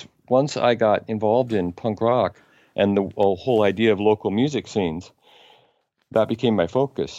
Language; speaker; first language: English; native; English